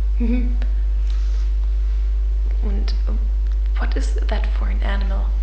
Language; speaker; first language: English; non-native, fluent; German